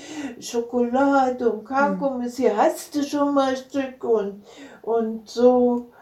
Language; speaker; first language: German; native; German